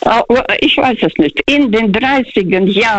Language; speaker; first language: German; non-native, fluent; Russian